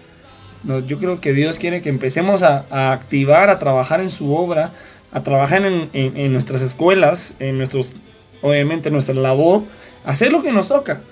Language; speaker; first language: Spanish; native; Spanish